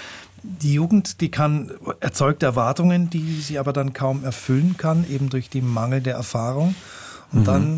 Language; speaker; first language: German; native; German